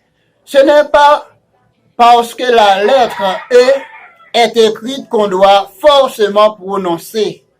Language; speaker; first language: French; non-native, fluent; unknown